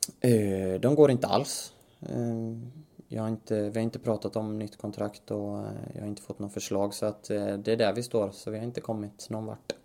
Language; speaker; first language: Swedish; native; Swedish